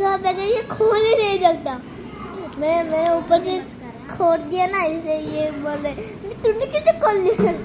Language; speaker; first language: Hindi; non-native, local second language; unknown